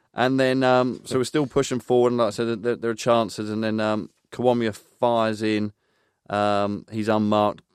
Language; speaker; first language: English; native; English